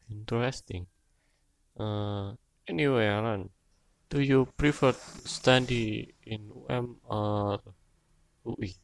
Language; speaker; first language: English; non-native, learner; Indonesian